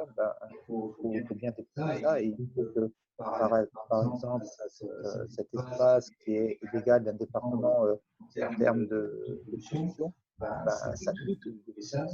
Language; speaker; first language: French; native; French